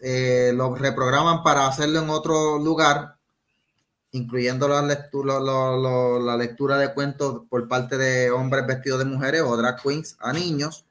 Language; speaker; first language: Spanish; native; Spanish